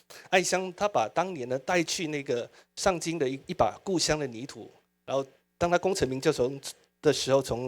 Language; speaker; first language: Chinese; native; Chinese